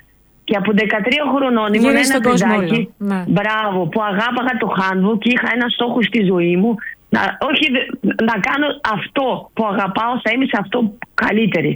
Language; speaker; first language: Greek; non-native, learner; Russian